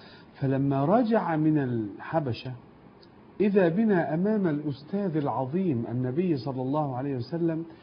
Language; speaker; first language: Arabic; native; Arabic